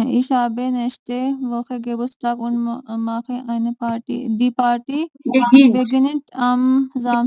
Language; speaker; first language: German; non-native, learner; Urdu